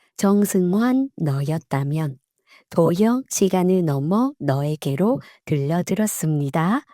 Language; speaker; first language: Korean; non-native, fluent; Vietnamese